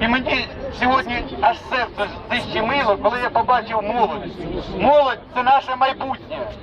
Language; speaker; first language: Ukrainian; non-native, local second language; Russian